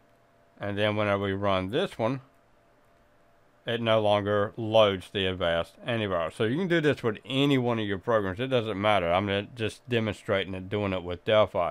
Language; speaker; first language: English; native; English